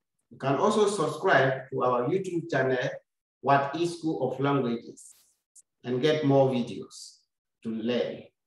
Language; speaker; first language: English; non-native, local second language; Akan